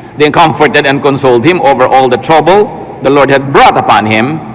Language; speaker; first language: English; non-native, local second language; Filipino